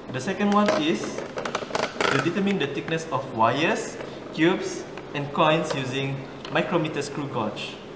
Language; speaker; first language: English; non-native, local second language; Malay